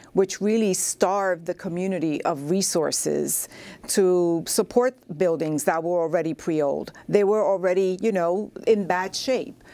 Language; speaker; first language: English; native; English